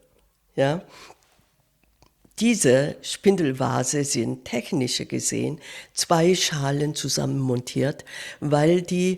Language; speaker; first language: German; non-native, fluent; Korean